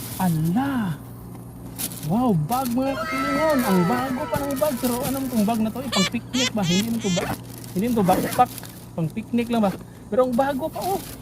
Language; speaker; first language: Filipino; non-native, local second language; Cebuano